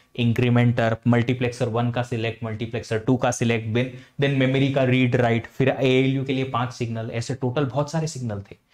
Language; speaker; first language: Hindi; native; Hindi